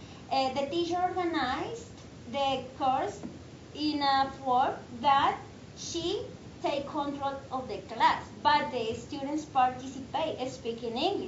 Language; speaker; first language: English; non-native, fluent; Spanish